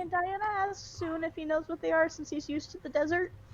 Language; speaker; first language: English; native; English